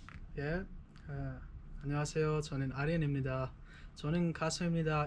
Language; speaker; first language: Korean; non-native, learner; Persian